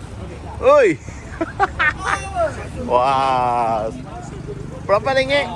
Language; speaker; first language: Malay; non-native, local second language; Chinese